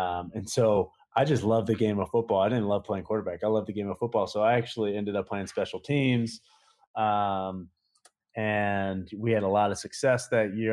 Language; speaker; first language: English; native; English